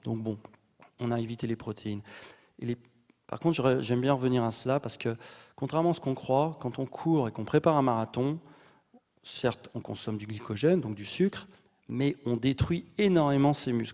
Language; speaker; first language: French; native; French